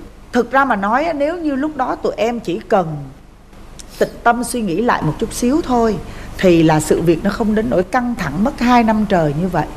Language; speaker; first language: Vietnamese; native; Vietnamese